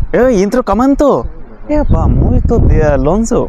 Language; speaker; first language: Portuguese; non-native, learner; Bangla